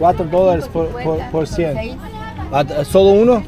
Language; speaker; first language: Spanish; non-native, learner; Serbian